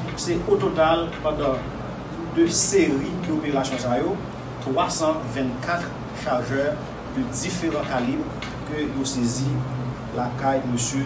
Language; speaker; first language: French; non-native, local second language; Haitian Creole